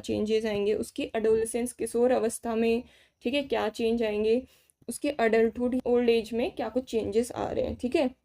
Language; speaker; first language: Hindi; native; Hindi